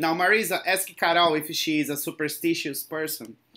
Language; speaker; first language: English; non-native, fluent; Portuguese